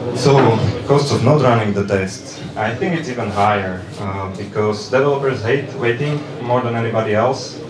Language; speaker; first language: English; non-native, fluent; Slovak